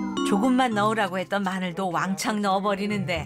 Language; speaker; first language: Korean; native; Korean